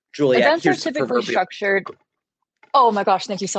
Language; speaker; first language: English; native; English